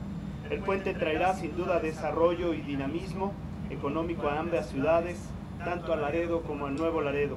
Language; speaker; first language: Spanish; native; Spanish